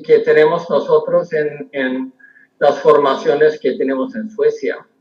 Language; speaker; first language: Spanish; non-native, fluent; Swedish